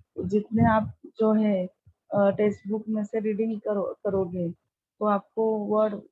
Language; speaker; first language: Hindi; non-native, local second language; Marathi